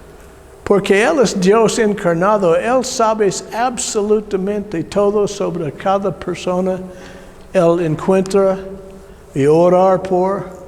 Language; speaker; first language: Spanish; non-native, learner; English